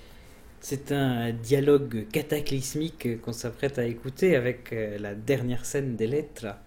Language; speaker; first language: French; native; French